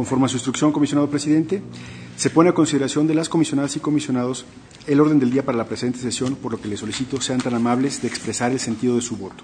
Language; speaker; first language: Spanish; native; Spanish